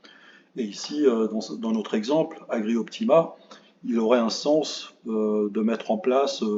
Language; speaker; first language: French; native; French